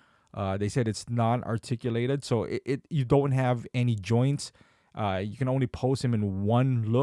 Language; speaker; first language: English; native; English